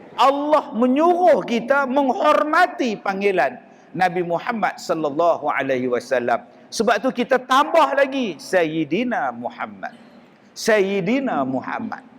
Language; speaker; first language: Malay; native; Malay